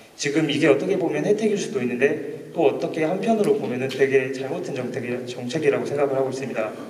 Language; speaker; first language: Korean; native; Korean